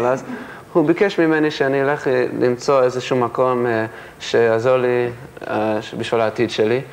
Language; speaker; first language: Hebrew; early bilingual, heritage; English